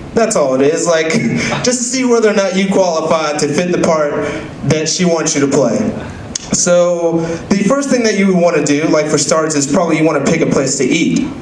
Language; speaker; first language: English; native; English